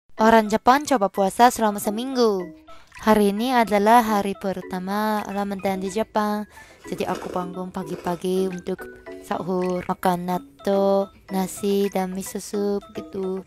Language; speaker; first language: Indonesian; non-native, fluent; Japanese